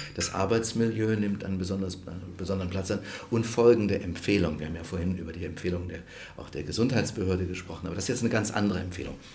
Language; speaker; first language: German; native; German